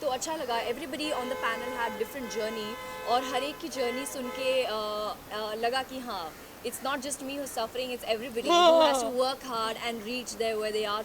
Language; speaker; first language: Hindi; native; Hindi